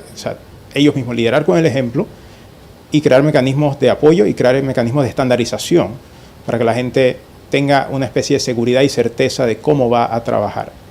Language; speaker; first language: Spanish; native; Spanish